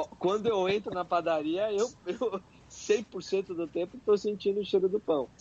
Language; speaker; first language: Portuguese; native; Portuguese